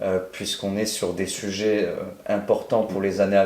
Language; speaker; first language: French; native; French